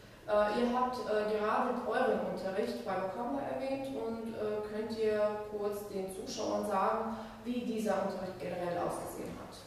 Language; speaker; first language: German; non-native, fluent; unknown